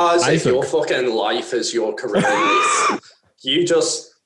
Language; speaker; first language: English; native; English